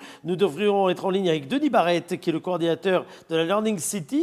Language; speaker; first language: French; native; French